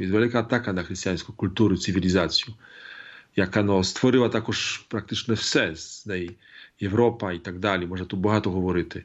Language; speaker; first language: Polish; non-native, learner; Ukrainian